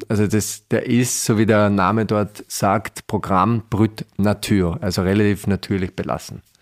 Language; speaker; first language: German; native; German